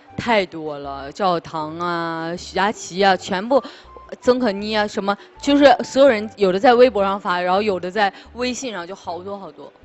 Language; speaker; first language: Chinese; native; Chinese